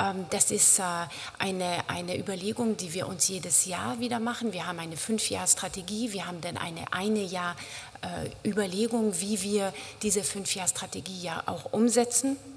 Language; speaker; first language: German; non-native, fluent; French